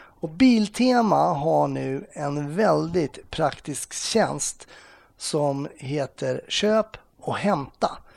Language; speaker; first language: Swedish; native; Swedish